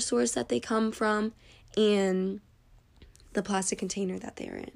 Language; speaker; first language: English; native; English